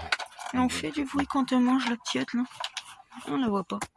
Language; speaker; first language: French; native; French